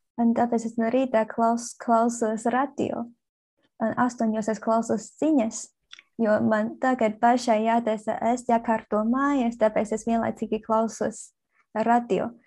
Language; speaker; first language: Latvian; non-native, learner; Chinese